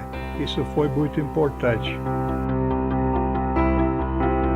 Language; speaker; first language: Portuguese; non-native, fluent; English